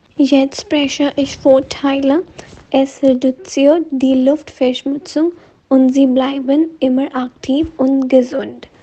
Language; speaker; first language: German; non-native, learner; Hindi